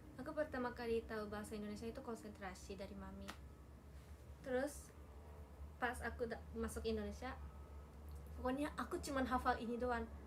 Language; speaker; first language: Indonesian; non-native, fluent; Japanese